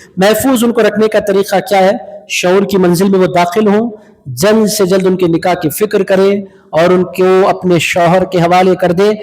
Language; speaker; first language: Urdu; native; Urdu